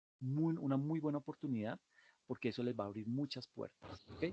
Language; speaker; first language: Spanish; native; Spanish